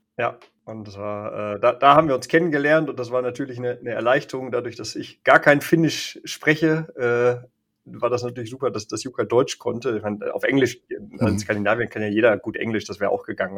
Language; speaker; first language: German; native; German